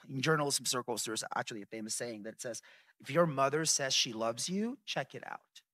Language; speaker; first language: English; early bilingual, other home language; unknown